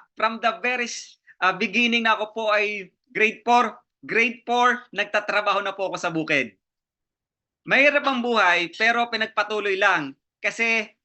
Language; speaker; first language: Filipino; native; Filipino